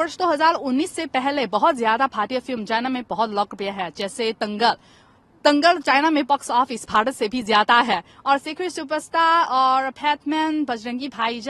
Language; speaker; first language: Hindi; non-native, fluent; Chinese